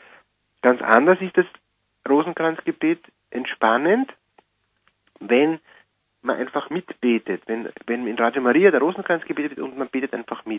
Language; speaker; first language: German; native; German